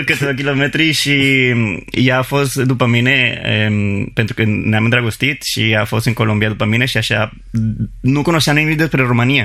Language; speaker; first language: Romanian; non-native, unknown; Spanish